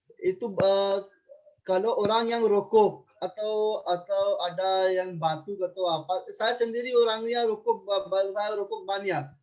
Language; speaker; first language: Indonesian; non-native, fluent; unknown